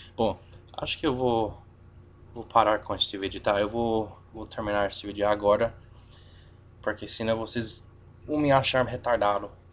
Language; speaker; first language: Portuguese; non-native, fluent; English